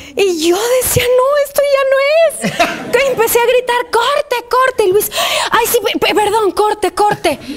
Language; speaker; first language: Spanish; early bilingual, other home language; Polish